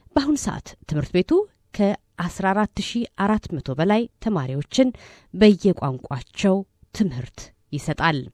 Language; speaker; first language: Amharic; native; Amharic